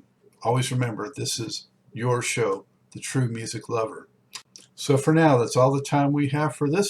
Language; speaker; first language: English; native; English